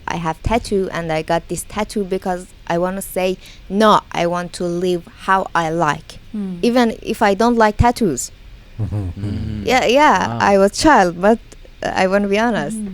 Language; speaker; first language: English; non-native, learner; Persian